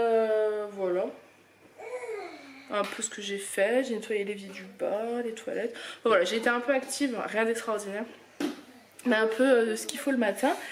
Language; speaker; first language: French; native; French